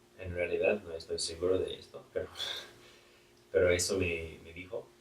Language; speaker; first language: Spanish; non-native, learner; English